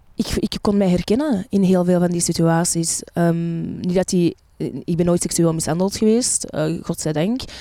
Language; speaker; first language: Dutch; early bilingual, other home language; Arabic